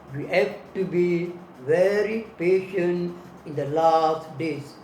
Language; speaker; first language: English; non-native, local second language; Tamil